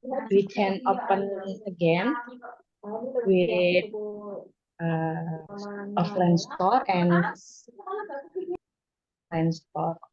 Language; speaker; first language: English; non-native, learner; Indonesian